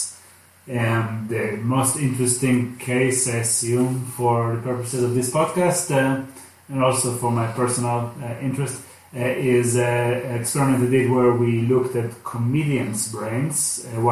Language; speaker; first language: English; non-native, fluent; Hebrew